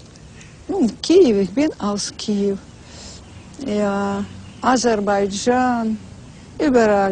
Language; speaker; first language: German; non-native, learner; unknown